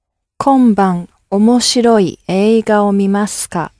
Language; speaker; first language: Japanese; non-native, learner; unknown